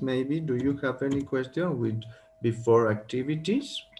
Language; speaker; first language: English; non-native, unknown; Spanish